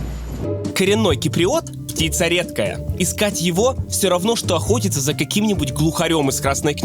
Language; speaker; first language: Russian; native; Russian